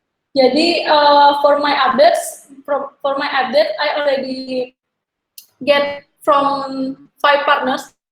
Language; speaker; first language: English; non-native, learner; Indonesian